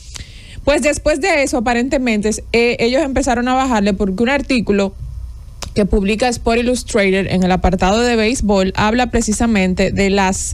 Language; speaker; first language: Spanish; native; Spanish